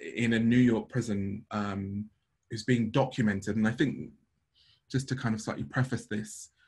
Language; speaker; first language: English; native; English